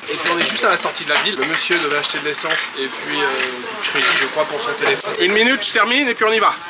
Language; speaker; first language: French; native; French